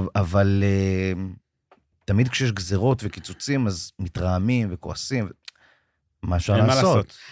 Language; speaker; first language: Hebrew; native; Hebrew